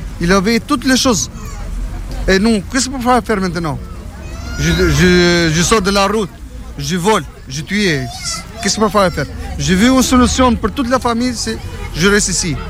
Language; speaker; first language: French; non-native, learner; Albanian